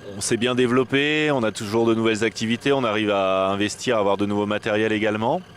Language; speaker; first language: French; native; French